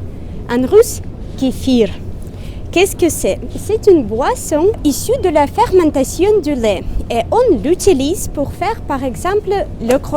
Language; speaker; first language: French; non-native, fluent; Russian